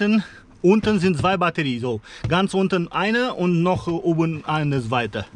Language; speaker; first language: German; non-native, fluent; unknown